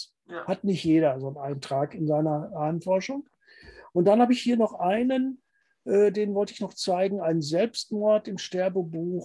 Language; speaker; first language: German; native; German